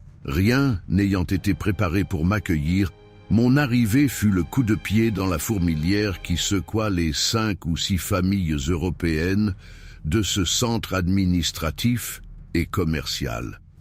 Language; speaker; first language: French; native; French